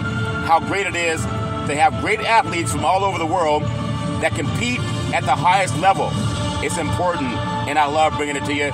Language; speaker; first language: English; native; English